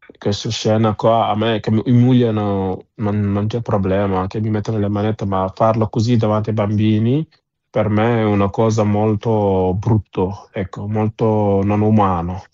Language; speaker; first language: Italian; non-native, fluent; Wolof